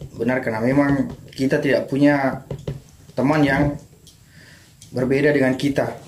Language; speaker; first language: Indonesian; non-native, local second language; Javanese